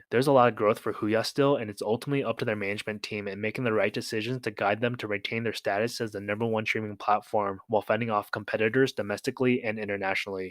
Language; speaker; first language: English; native; English